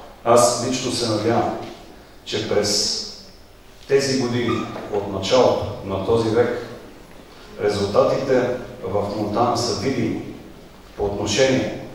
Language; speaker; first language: Bulgarian; native; Bulgarian